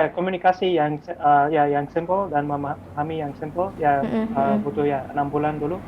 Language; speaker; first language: Indonesian; non-native, fluent; English